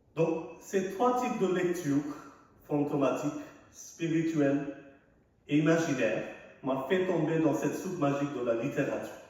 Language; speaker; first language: French; non-native, fluent; Arabic